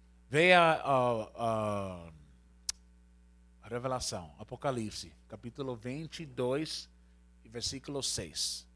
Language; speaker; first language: Portuguese; non-native, learner; Spanish